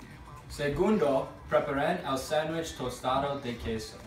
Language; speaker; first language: Spanish; non-native, learner; English